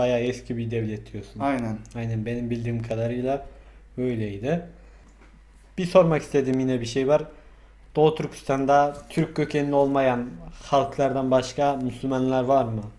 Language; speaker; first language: Turkish; non-native, fluent; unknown